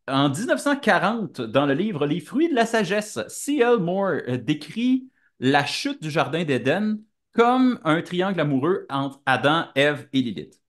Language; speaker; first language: French; native; French